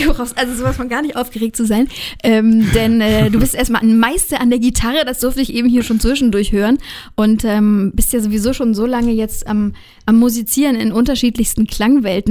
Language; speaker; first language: German; native; German